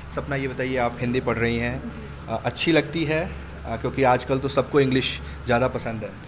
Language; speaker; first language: Hindi; native; Hindi